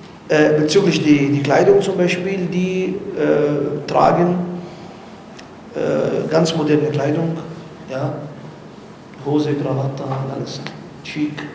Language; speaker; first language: German; non-native, learner; Arabic